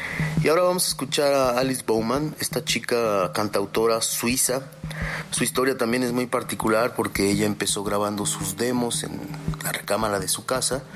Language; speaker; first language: Spanish; native; Spanish